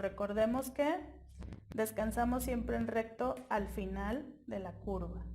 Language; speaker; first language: Spanish; native; Spanish